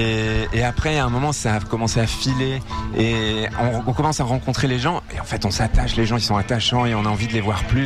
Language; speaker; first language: French; native; French